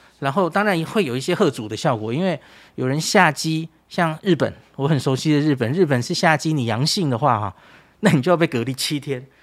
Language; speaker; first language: Chinese; native; Chinese